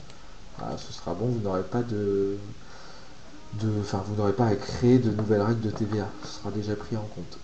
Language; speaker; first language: French; native; French